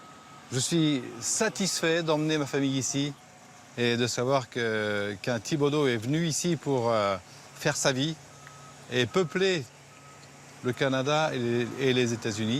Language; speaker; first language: French; native; French